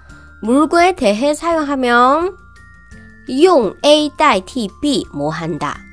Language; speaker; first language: Korean; non-native, fluent; Chinese